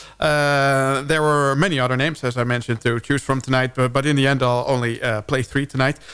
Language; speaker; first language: English; non-native, fluent; Dutch